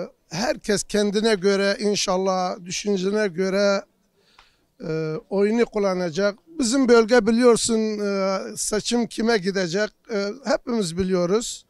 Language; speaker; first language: Turkish; non-native, local second language; Kurdish